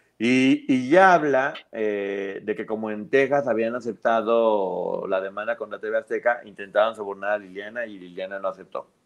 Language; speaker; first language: Spanish; native; Spanish